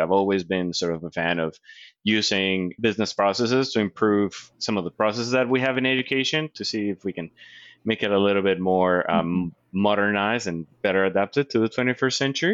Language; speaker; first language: English; non-native, fluent; Spanish